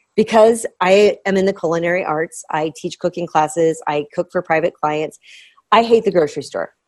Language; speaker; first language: English; native; English